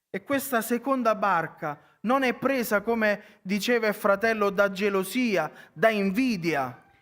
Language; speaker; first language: Italian; native; Italian